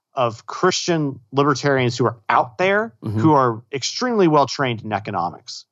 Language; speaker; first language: English; native; English